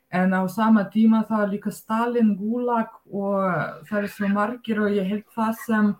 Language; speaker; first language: Icelandic; non-native, fluent; Russian